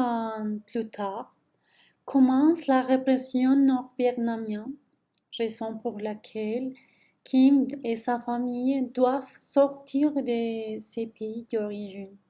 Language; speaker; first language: French; non-native, learner; Spanish